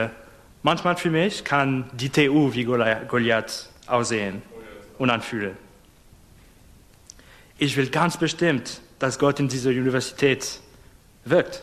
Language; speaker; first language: German; non-native, fluent; English